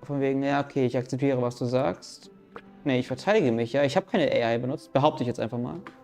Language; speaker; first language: German; native; German